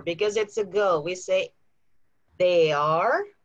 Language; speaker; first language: English; non-native, fluent; Indonesian